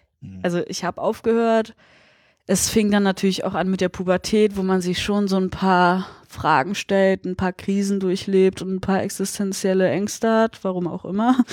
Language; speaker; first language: German; early bilingual, other home language; Polish